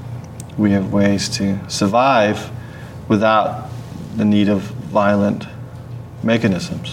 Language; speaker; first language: English; early bilingual, other home language; Danish